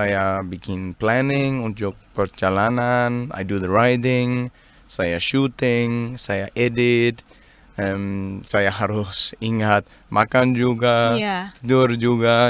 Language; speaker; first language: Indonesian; non-native, learner; Danish